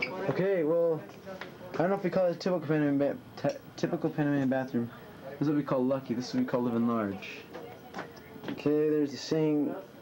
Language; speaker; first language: English; native; English